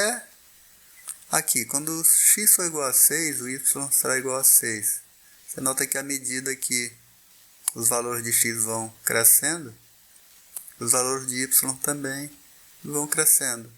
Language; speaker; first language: Portuguese; native; Portuguese